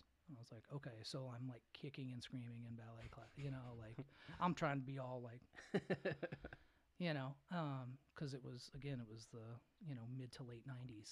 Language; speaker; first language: English; native; English